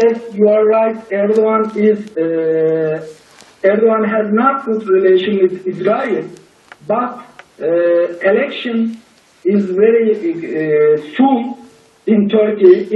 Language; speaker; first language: English; non-native, learner; Turkish